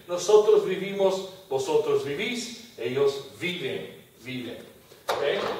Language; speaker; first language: Spanish; non-native, fluent; English